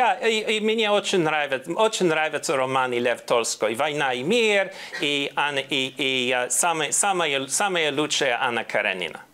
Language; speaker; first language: Russian; non-native, learner; English